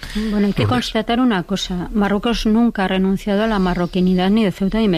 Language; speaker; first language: Spanish; native; Spanish